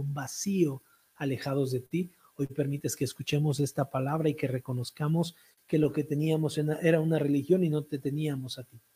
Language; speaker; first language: Spanish; native; Spanish